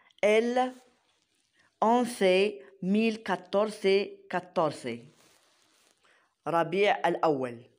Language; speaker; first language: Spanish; non-native, learner; Arabic